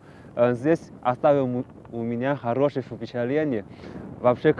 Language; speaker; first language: Russian; non-native, learner; Chinese